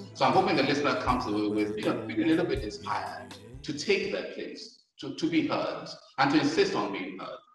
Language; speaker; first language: English; native; English